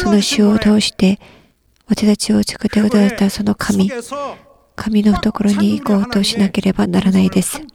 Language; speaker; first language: Japanese; non-native, learner; Korean